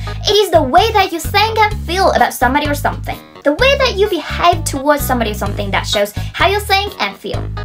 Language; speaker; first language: English; non-native, fluent; Chinese